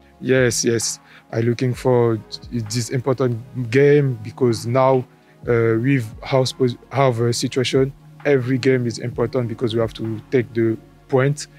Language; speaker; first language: English; non-native, learner; French